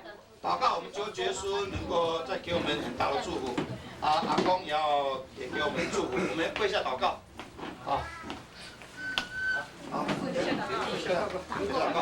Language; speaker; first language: Chinese; non-native, local second language; Amis